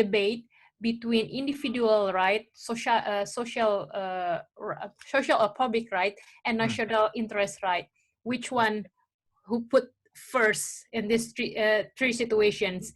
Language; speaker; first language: English; non-native, local second language; Indonesian